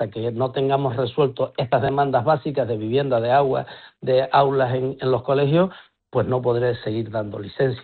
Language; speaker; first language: Spanish; native; Spanish